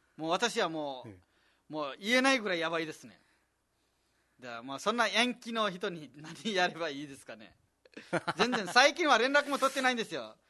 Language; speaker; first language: Japanese; non-native, fluent; Nepali